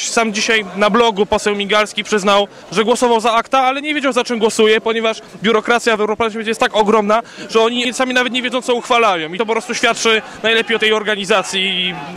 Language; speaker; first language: Polish; native; Polish